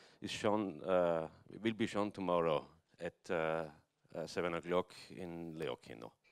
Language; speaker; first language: English; non-native, learner; German